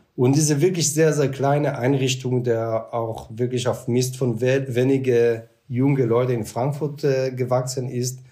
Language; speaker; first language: German; non-native, fluent; Hebrew